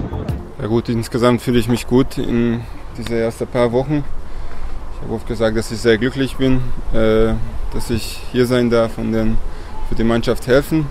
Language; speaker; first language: German; non-native, learner; Hungarian